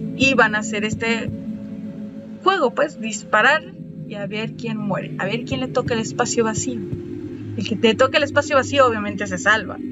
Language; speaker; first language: Spanish; native; Spanish